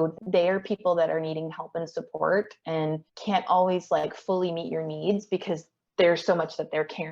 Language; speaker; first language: English; native; English